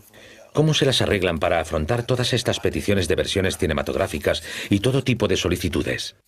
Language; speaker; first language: Spanish; native; Spanish